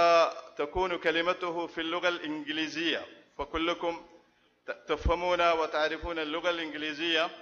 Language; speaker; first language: Arabic; non-native, fluent; Malayalam